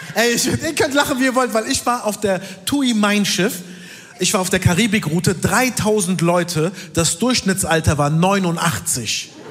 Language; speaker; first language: German; early bilingual, other home language; Turkish